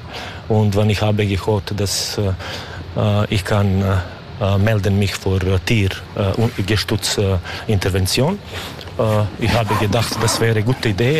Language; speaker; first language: German; non-native, learner; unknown